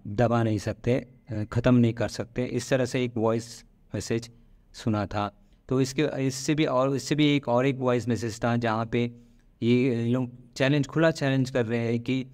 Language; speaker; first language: Hindi; non-native, local second language; Malayalam